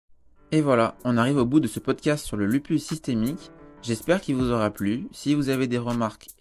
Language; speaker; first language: French; native; French